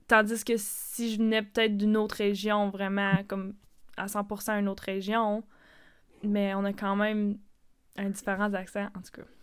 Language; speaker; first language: French; native; French